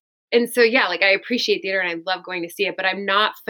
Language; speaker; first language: English; native; English